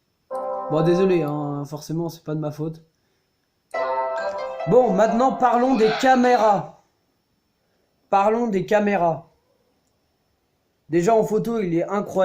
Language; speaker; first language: French; native; French